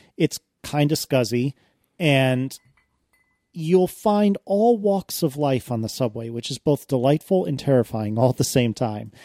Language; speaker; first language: English; native; English